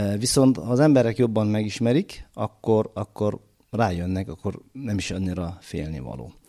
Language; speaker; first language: Hungarian; non-native, fluent; Uzbek